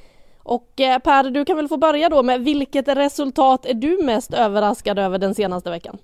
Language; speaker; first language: Swedish; native; Swedish